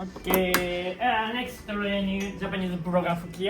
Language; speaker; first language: English; non-native, learner; Japanese